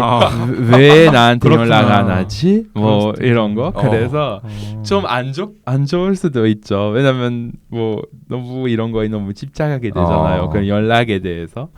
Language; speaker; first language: Korean; non-native, fluent; French